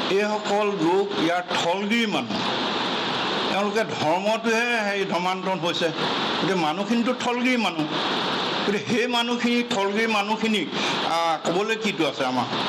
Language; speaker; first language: Assamese; native; Assamese